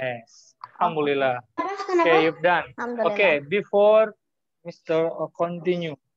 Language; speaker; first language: English; non-native, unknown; Indonesian